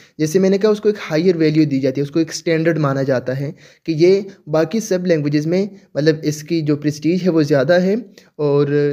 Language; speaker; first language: Urdu; native; Urdu